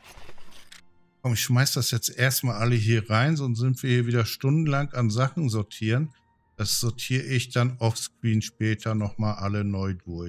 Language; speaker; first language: German; native; German